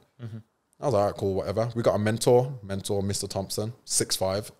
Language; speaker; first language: English; native; English